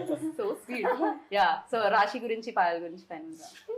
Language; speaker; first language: Telugu; native; Telugu